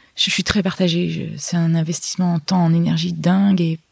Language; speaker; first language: French; native; French